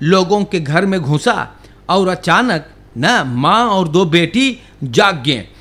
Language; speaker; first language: Hindi; non-native, local second language; Caribbean Hindustani